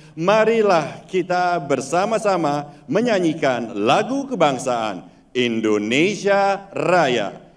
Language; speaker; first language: Indonesian; native; Indonesian